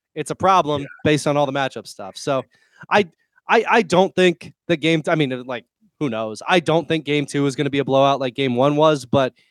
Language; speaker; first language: English; native; English